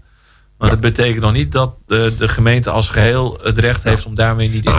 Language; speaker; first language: Dutch; native; Dutch